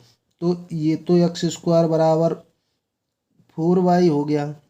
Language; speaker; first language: Hindi; native; Hindi